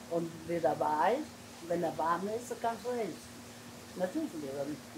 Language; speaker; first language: German; non-native, learner; Italian